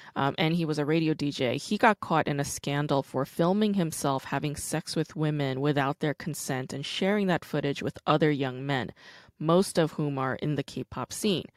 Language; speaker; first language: English; native; English